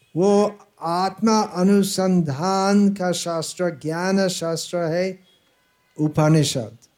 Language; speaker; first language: Hindi; non-native, fluent; English